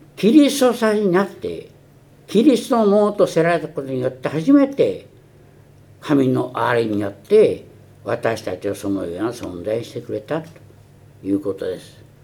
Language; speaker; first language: Japanese; early bilingual, heritage; Japanese